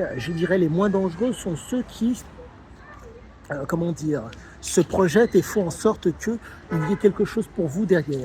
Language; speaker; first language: French; native; French